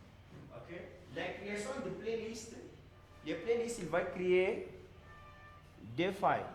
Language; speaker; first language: French; non-native, learner; Portuguese